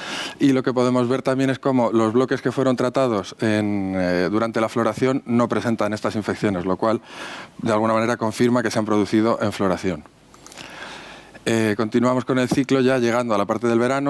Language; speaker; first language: Spanish; native; Spanish